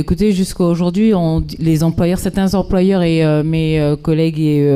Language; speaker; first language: French; native; French